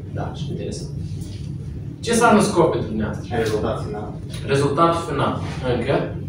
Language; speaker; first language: Romanian; non-native, local second language; Russian